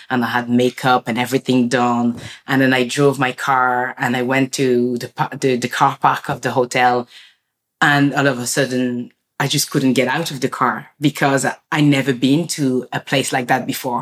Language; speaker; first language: English; non-native, fluent; French